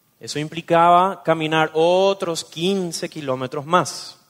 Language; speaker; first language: Spanish; native; Spanish